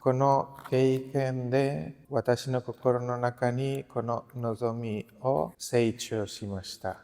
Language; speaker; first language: Japanese; non-native, learner; Spanish